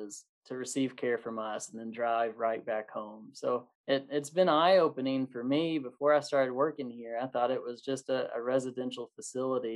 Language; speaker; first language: English; native; English